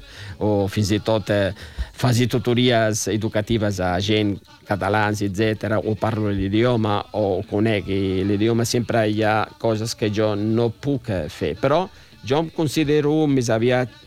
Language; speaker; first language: Catalan; non-native, fluent; Riffian